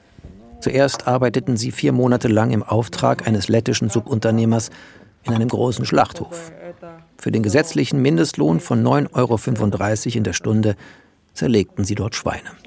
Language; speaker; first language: German; native; German